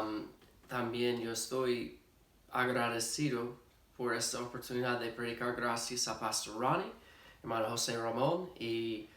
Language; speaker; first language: Spanish; non-native, fluent; English